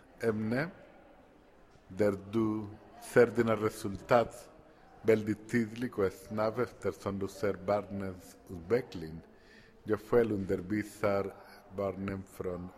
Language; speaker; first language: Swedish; non-native, fluent; Spanish